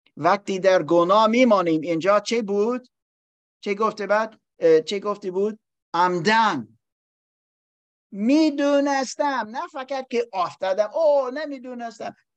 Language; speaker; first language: Persian; non-native, learner; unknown